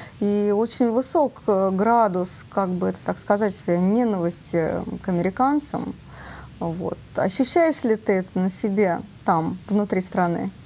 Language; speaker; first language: Russian; native; Russian